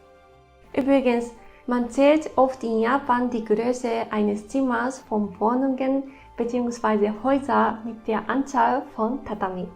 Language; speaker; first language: German; non-native, fluent; Japanese